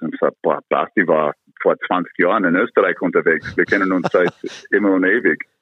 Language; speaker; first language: German; non-native, fluent; English